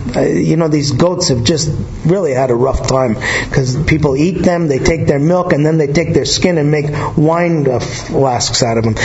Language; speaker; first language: English; native; English